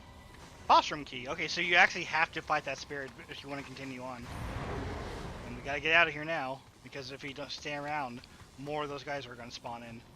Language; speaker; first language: English; native; English